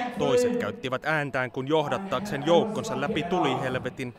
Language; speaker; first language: Finnish; native; Finnish